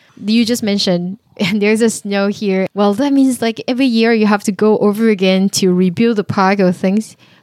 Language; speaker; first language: English; non-native, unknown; Chinese